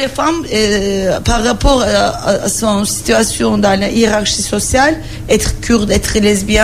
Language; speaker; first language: French; non-native, learner; Turkish